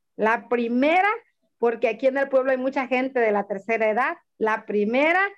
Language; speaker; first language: Spanish; native; Spanish